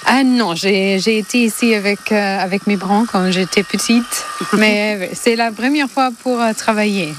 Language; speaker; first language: French; non-native, fluent; German